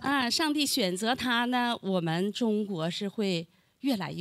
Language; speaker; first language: Chinese; native; Chinese